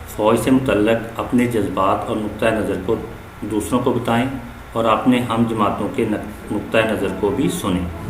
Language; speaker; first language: Urdu; non-native, local second language; Punjabi